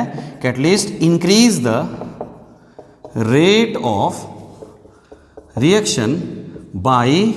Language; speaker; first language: Hindi; native; Hindi